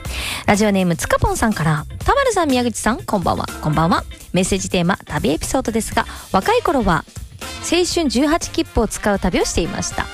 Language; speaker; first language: Japanese; native; Japanese